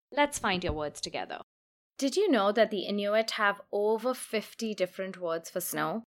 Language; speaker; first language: English; non-native, local second language; Hindi